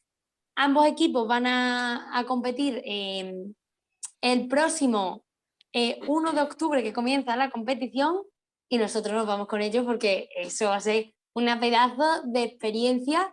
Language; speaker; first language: Spanish; native; Spanish